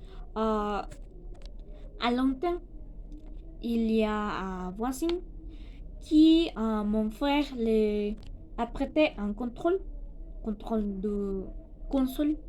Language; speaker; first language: French; non-native, learner; Spanish